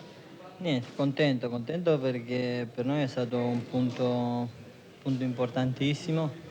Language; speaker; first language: Italian; non-native, fluent; Spanish